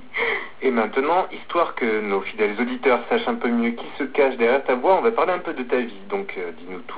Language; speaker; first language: French; native; French